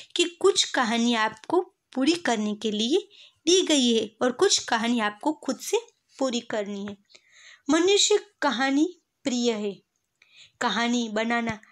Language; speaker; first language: Hindi; non-native, local second language; Gujarati